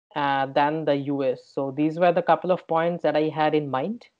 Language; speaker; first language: English; non-native, local second language; Bangla